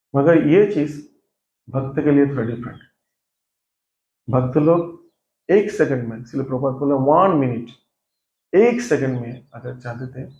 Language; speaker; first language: Hindi; non-native, local second language; Bangla